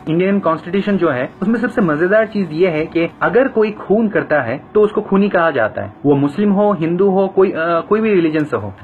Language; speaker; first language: Hindi; non-native, fluent; Bangla